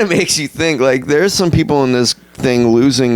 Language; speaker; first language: English; native; English